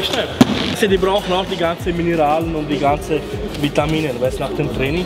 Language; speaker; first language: German; non-native, learner; Armenian